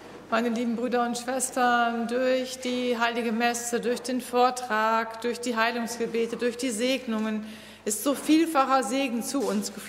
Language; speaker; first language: German; native; German